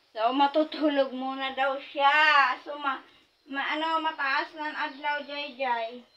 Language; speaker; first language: Filipino; non-native, local second language; Masbatenyo